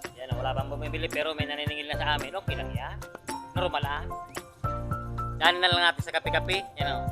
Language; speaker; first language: Filipino; non-native, local second language; Bikol